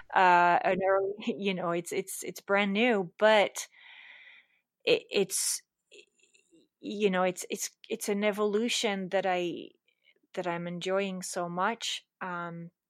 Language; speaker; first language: English; non-native, fluent; German